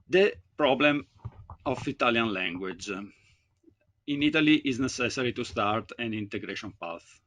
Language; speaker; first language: English; non-native, learner; Italian